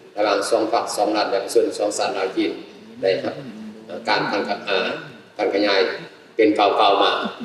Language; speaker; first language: Lao; non-native, fluent; Chinese